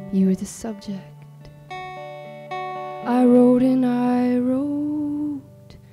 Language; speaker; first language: English; native; English